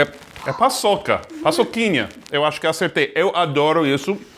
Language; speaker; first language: Portuguese; non-native, fluent; English